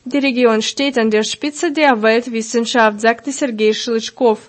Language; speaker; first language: German; non-native, fluent; Russian